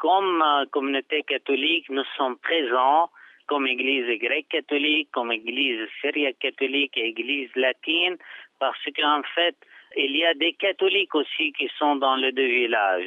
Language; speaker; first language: French; non-native, fluent; Arabic